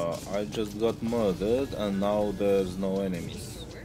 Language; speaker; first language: English; non-native, fluent; Lithuanian